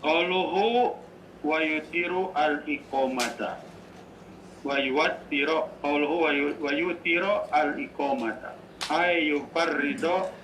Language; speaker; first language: Arabic; non-native, fluent; Indonesian